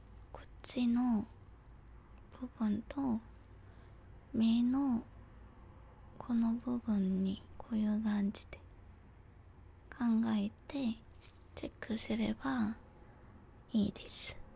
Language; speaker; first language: Japanese; non-native, learner; Korean